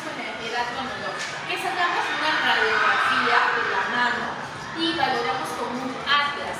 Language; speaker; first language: Spanish; native; Spanish